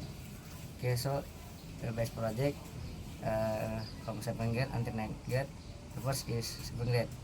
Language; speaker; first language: English; non-native, learner; Indonesian